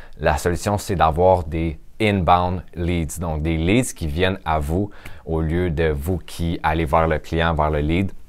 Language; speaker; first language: French; native; French